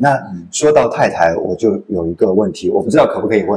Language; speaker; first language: Chinese; early bilingual, heritage; Chinese